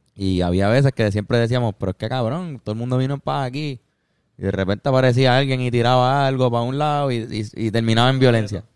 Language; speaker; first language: Spanish; native; Spanish